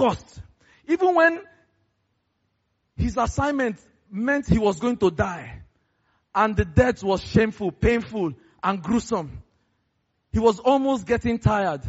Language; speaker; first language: English; non-native, local second language; Yoruba